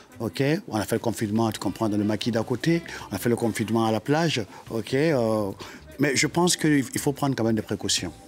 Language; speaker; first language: French; non-native, local second language; Dyula